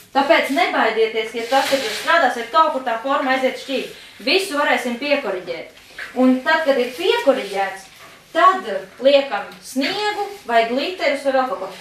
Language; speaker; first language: Latvian; native; Latvian